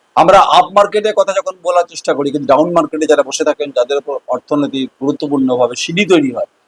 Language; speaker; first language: Bangla; native; Bangla